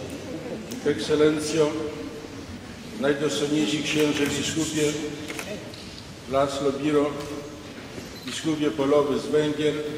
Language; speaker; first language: Polish; native; Polish